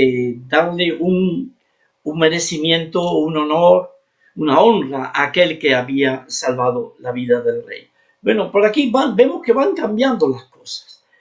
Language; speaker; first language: Spanish; native; Spanish